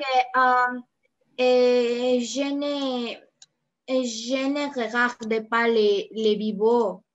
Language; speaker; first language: French; non-native, learner; Spanish